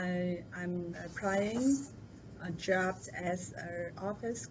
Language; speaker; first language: English; non-native, learner; Chinese